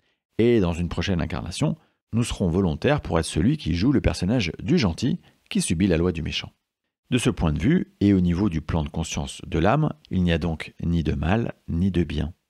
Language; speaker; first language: French; native; French